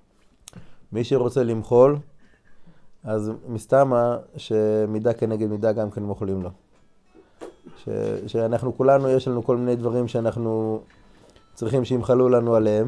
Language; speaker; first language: Hebrew; non-native, fluent; English